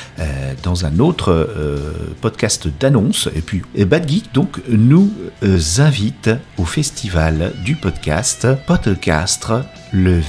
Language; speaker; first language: French; native; French